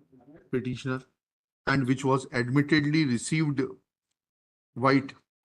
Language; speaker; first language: English; non-native, local second language; Hindi